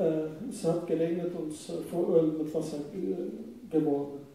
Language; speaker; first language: German; non-native, fluent; Arabic